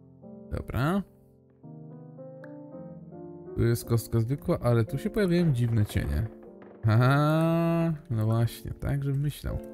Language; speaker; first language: Polish; native; Polish